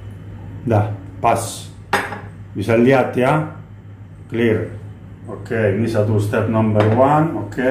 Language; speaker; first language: Indonesian; non-native, fluent; Italian